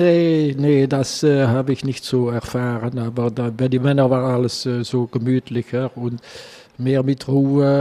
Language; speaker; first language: German; non-native, learner; Dutch